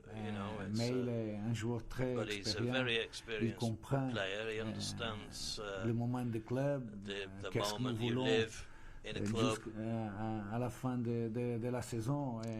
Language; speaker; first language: French; non-native, fluent; Portuguese